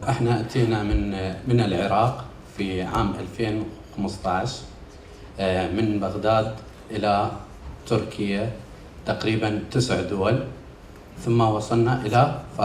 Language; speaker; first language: Arabic; native; Arabic